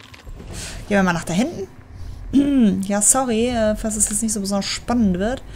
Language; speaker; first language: German; native; German